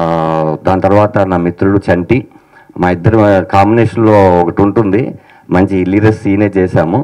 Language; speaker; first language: Telugu; native; Telugu